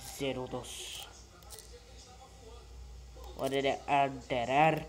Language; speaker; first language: Spanish; non-native, learner; Portuguese